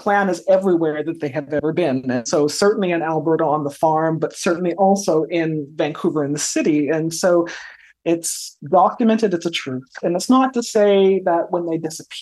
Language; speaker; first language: English; native; English